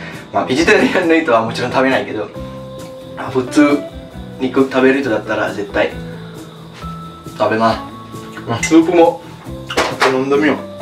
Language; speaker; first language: Japanese; non-native, fluent; Sinhala